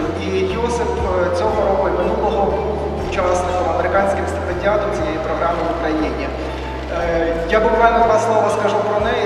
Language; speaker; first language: Ukrainian; native; Ukrainian